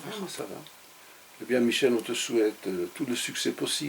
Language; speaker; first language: French; native; French